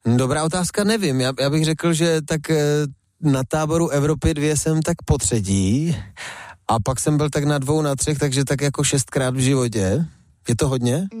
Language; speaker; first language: Czech; early bilingual, other home language; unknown